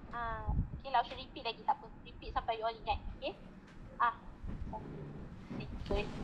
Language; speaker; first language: Malay; non-native, local second language; Chinese